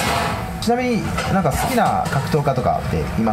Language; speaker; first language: Japanese; native; Japanese